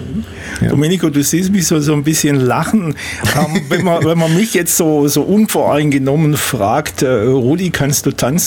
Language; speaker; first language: German; native; German